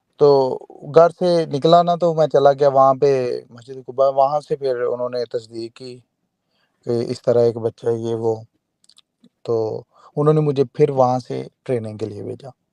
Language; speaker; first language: Urdu; non-native, local second language; Punjabi